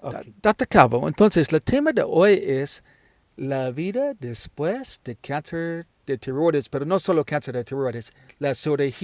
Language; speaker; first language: Spanish; non-native, learner; English